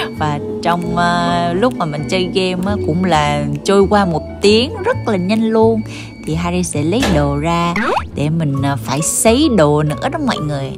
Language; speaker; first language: Vietnamese; early bilingual, heritage; Korean